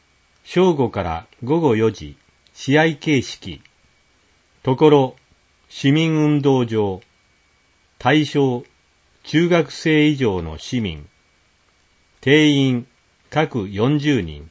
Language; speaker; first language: Japanese; native; Japanese